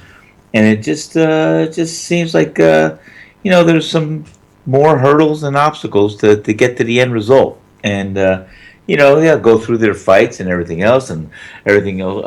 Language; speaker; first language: English; native; English